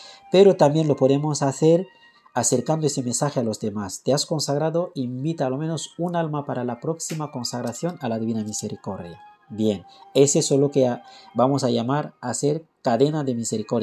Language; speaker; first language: Spanish; non-native, fluent; French